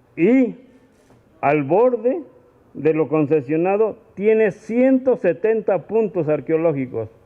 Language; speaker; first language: Spanish; native; Spanish